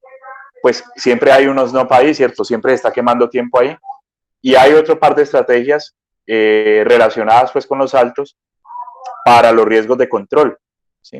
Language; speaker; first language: Spanish; native; Spanish